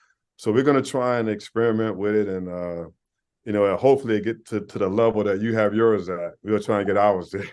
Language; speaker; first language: English; native; English